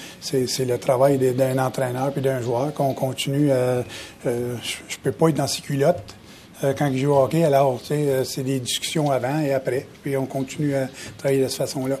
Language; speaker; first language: French; native; French